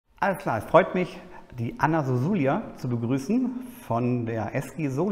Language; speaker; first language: German; native; German